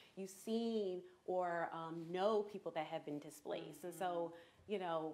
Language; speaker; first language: English; native; English